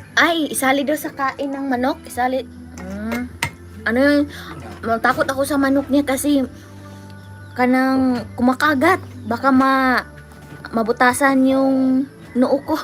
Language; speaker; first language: Filipino; non-native, local second language; Cebuano